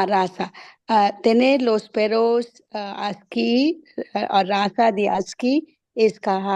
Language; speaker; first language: Spanish; non-native, learner; English